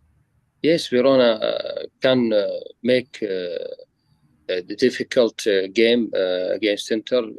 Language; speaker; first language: English; non-native, learner; Arabic